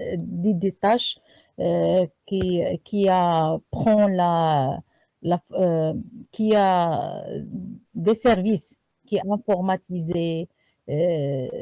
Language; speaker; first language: French; non-native, learner; Arabic